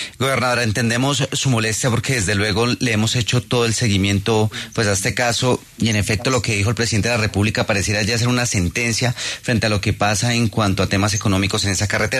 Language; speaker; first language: Spanish; native; Spanish